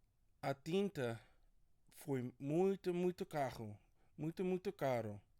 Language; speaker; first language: Portuguese; non-native, learner; English